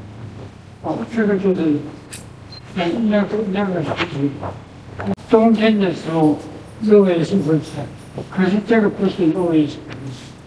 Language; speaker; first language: Chinese; non-native, local second language; Min Nan Chinese